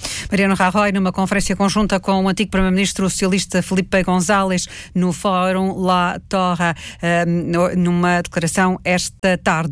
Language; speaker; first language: Portuguese; native; Portuguese